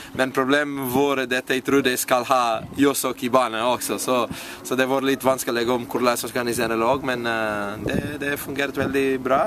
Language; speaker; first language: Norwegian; non-native, learner; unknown